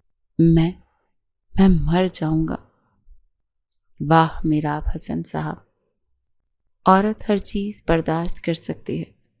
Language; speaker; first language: Urdu; native; Urdu